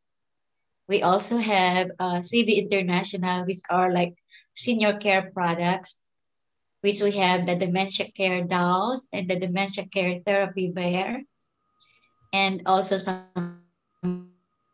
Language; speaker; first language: English; non-native, local second language; Filipino